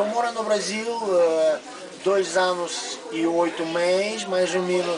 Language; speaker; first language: Portuguese; non-native, learner; Russian